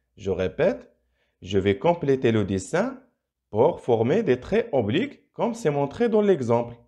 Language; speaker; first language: French; non-native, local second language; Arabic